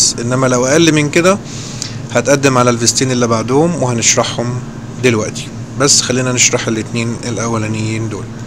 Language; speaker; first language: Arabic; native; Arabic